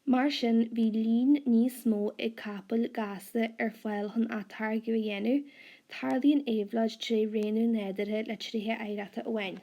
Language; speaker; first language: Irish; non-native, local second language; English